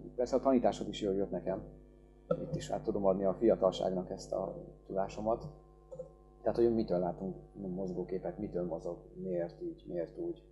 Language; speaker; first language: Hungarian; early bilingual, other home language; Polish